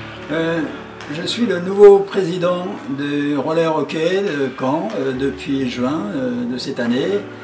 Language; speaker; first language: French; native; French